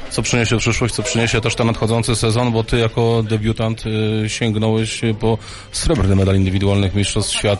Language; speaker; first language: Polish; native; Polish